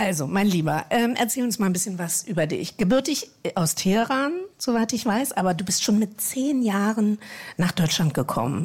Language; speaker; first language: German; native; German